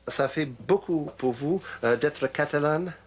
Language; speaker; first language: French; non-native, learner; English